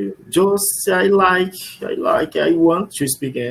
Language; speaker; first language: English; non-native, learner; Portuguese